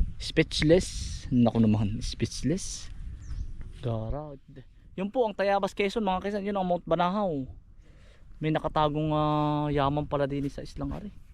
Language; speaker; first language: Filipino; native; Filipino